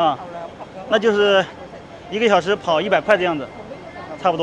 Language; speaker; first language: Chinese; native; Chinese